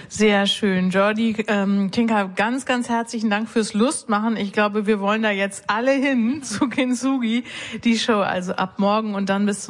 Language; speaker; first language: German; native; German